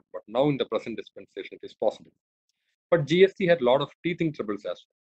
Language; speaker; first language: English; non-native, local second language; Malayalam